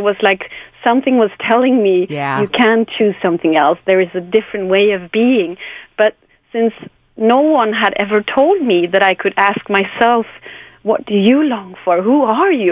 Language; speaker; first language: English; non-native, fluent; Swedish